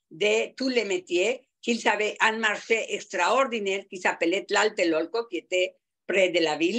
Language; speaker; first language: French; non-native, fluent; Spanish